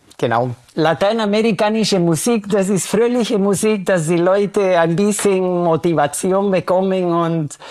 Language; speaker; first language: German; non-native, fluent; Spanish